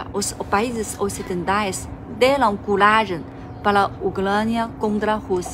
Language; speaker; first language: Portuguese; non-native, fluent; Chinese